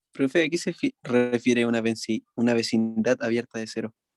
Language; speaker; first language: Spanish; native; Spanish